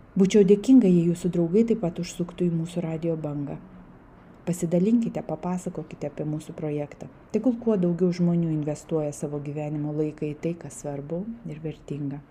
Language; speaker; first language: Lithuanian; non-native, local second language; Russian